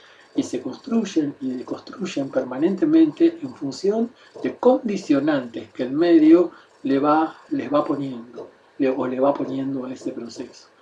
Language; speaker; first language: Spanish; native; Spanish